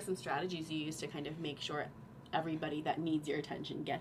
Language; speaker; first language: English; native; English